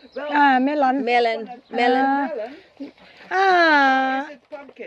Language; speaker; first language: English; non-native, learner; Thai